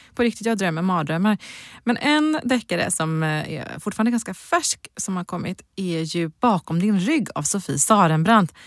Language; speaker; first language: Swedish; native; Swedish